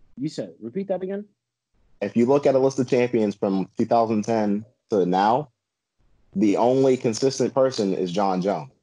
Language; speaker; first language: English; native; English